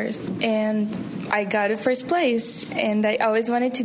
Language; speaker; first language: English; non-native, fluent; Portuguese